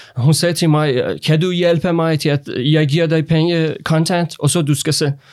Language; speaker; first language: Danish; non-native, learner; Persian